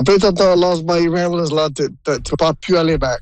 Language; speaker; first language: French; non-native, local second language; English